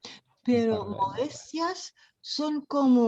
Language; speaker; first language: Spanish; non-native, learner; Portuguese